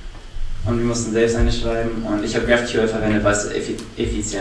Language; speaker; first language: German; native; German